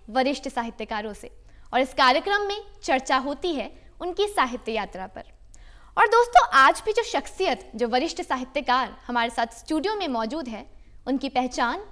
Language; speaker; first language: Hindi; native; Hindi